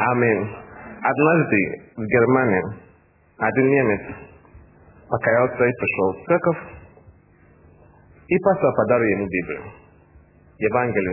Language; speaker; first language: Russian; non-native, learner; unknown